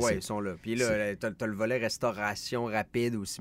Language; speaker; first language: French; native; French